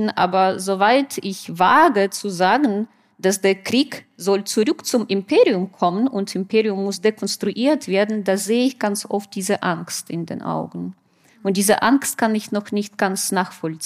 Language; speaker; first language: German; non-native, fluent; Russian